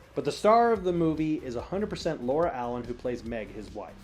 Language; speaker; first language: English; native; English